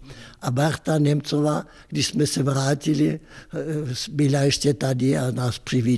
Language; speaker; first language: Czech; non-native, fluent; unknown